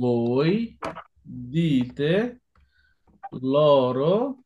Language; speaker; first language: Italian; non-native, fluent; Bangla